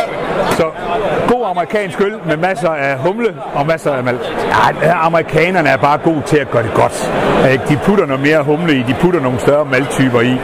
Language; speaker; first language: Danish; native; Danish